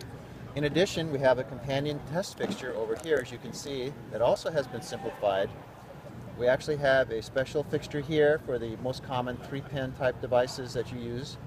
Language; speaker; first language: English; native; English